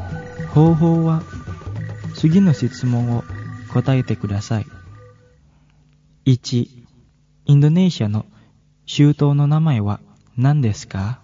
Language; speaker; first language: Japanese; non-native, fluent; Indonesian